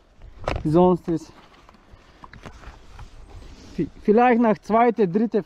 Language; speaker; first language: German; non-native, learner; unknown